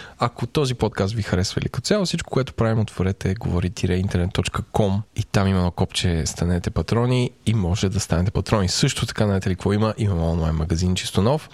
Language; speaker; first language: Bulgarian; native; Bulgarian